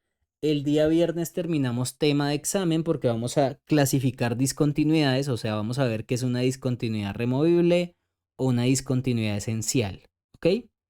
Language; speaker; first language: Spanish; native; Spanish